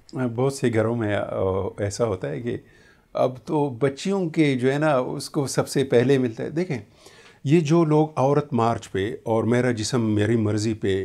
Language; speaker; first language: Urdu; native; Urdu